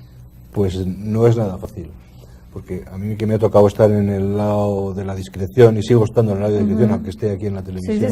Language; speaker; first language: Spanish; native; Spanish